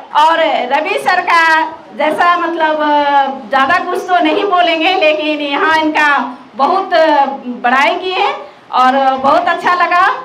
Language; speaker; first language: Hindi; native; Hindi